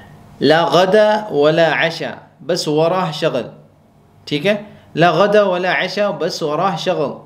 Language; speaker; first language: Arabic; non-native, fluent; Urdu